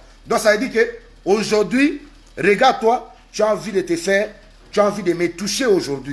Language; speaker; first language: French; non-native, local second language; Lingala